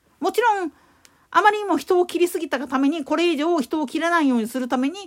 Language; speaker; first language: Japanese; native; Japanese